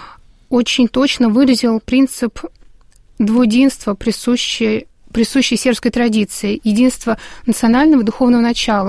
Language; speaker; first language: Russian; native; Russian